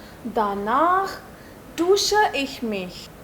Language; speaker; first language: German; non-native, learner; Hindi